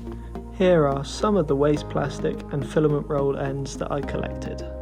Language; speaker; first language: English; native; English